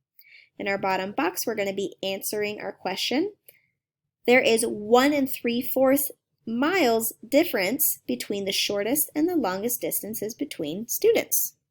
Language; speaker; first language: English; native; English